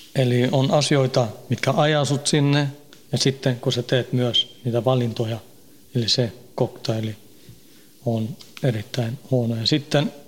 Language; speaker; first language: Finnish; early bilingual, heritage; Finnish